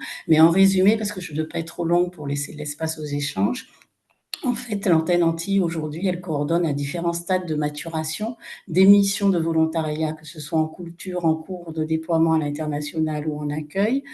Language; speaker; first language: French; native; French